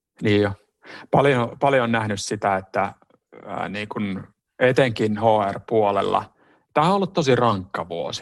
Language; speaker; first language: Finnish; native; Finnish